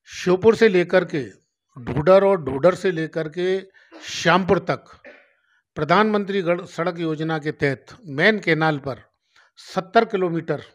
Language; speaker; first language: Hindi; native; Hindi